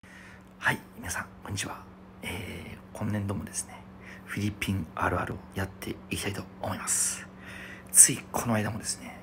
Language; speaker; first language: Japanese; native; Japanese